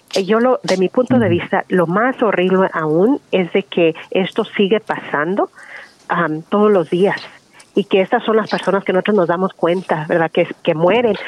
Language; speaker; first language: Spanish; early bilingual, heritage; Spanish